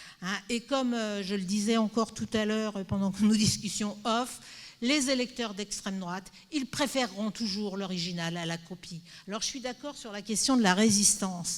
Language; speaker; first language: French; native; French